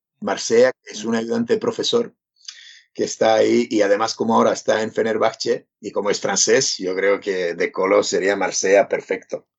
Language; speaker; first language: Spanish; non-native, fluent; Serbian